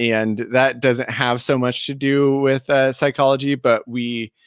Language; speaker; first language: English; native; English